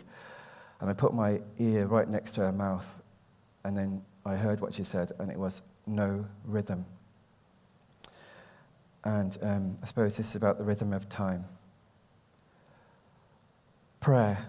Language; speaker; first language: English; native; English